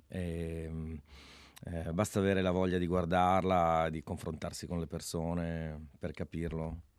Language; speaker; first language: Italian; native; Italian